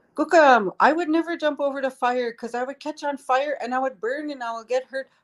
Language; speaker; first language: English; native; English